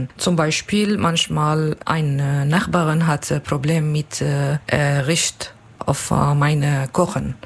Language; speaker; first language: German; non-native, learner; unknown